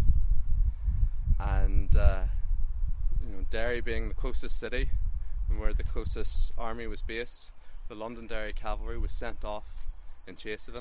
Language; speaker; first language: English; native; English